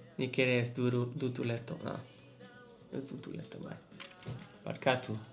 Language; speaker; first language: Basque; non-native, learner; English